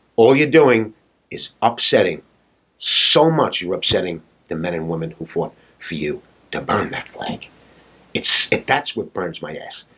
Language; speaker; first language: English; native; English